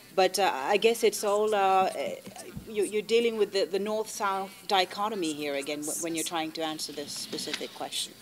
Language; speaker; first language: English; non-native, fluent; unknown